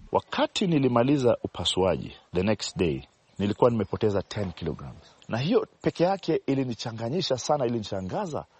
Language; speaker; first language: Swahili; non-native, local second language; Luo (Kenya and Tanzania)